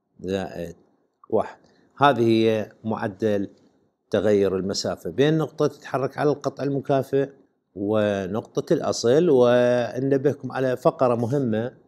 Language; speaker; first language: Arabic; native; Arabic